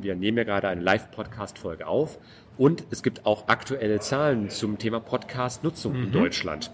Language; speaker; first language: German; native; German